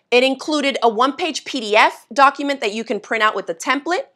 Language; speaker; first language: English; native; English